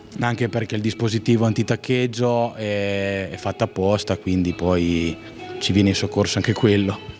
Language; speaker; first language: Italian; native; Italian